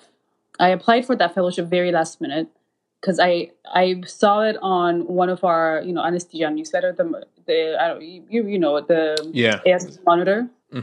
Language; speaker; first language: English; non-native, fluent; Amharic